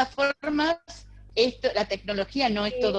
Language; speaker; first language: Spanish; native; Spanish